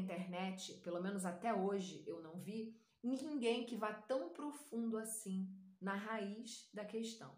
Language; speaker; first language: Portuguese; native; Portuguese